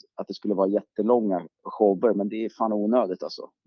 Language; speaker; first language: Swedish; native; Swedish